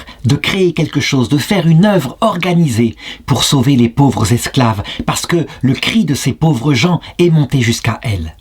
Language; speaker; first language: French; native; French